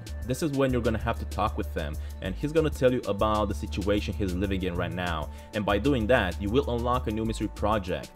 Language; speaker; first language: English; non-native, fluent; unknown